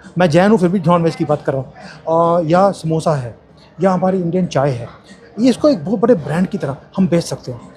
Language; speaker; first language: Hindi; native; Hindi